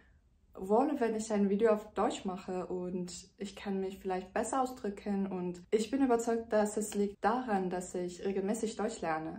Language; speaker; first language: German; non-native, fluent; Turkish